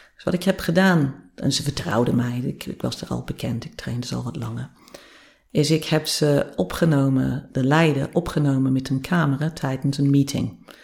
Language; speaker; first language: Dutch; non-native, fluent; English